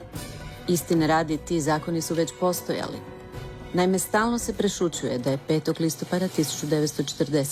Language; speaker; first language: Croatian; native; Croatian